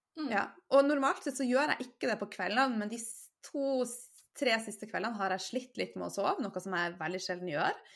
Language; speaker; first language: Norwegian; native; Norwegian